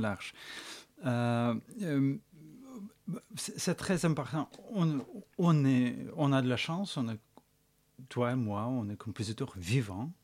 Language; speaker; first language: French; non-native, fluent; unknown